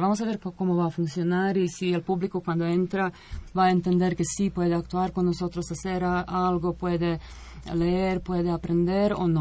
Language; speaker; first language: Spanish; non-native, fluent; Croatian